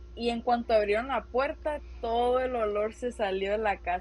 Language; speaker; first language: Spanish; early bilingual, heritage; Spanish